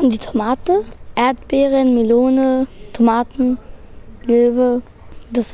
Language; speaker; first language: German; early bilingual, other home language; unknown